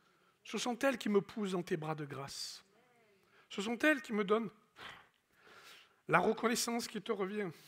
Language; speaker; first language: French; native; French